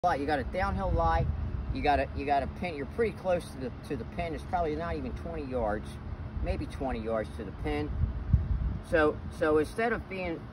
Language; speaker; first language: English; native; English